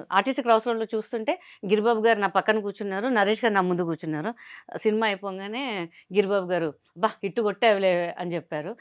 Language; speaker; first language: Telugu; non-native, local second language; Hindi